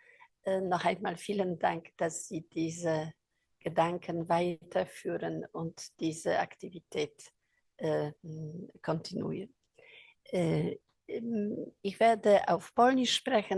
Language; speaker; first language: German; non-native, fluent; Polish